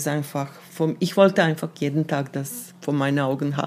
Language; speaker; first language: German; non-native, fluent; Serbian